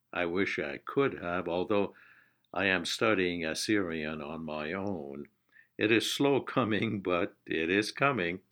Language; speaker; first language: English; non-native, fluent; Persian